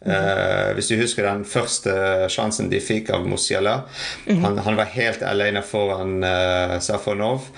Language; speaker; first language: Norwegian; non-native, fluent; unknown